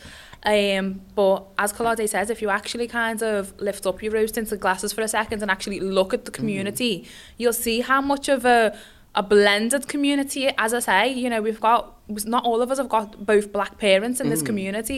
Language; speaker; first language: English; native; English